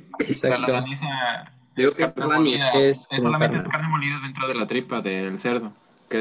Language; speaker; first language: Spanish; native; Spanish